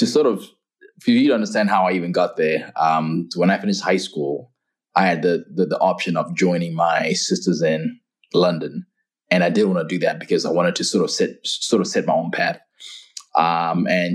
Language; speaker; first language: English; non-native, local second language; Shona